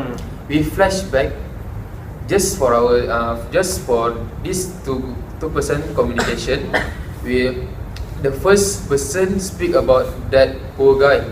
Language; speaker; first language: English; non-native, local second language; Malay